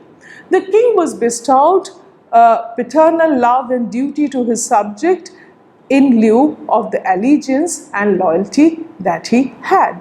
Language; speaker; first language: English; non-native, local second language; Bangla